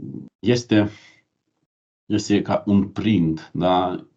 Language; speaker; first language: Romanian; non-native, learner; Ukrainian